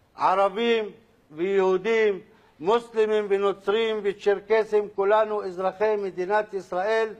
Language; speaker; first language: Hebrew; non-native, local second language; Arabic